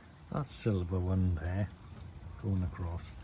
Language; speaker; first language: English; native; English